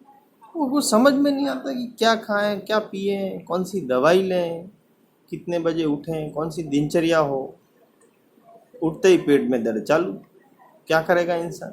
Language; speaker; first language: Hindi; native; Hindi